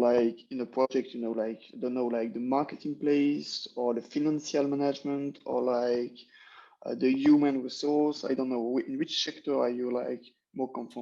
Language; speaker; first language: English; non-native, learner; French